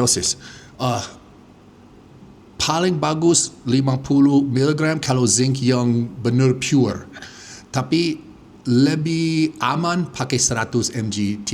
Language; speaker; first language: Indonesian; non-native, fluent; English